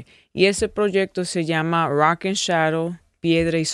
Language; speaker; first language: Spanish; early bilingual, heritage; English